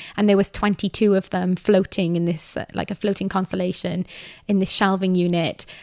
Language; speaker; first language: English; native; English